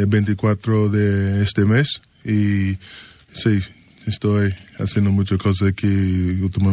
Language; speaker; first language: Spanish; non-native, learner; English